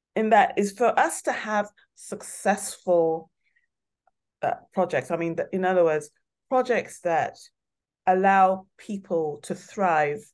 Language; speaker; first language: English; non-native, local second language; Yoruba